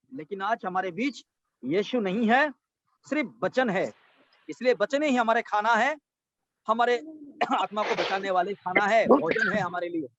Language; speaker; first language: Hindi; non-native, local second language; Assamese